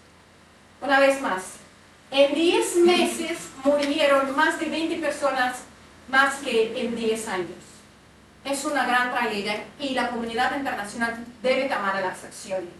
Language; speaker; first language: Spanish; non-native, fluent; Russian